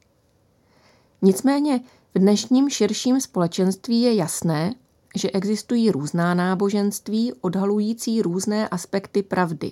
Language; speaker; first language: Czech; native; Czech